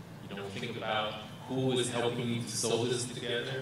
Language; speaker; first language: English; non-native, fluent; Chinese